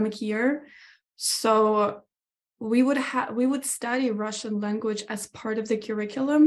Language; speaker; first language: English; non-native, fluent; Ukrainian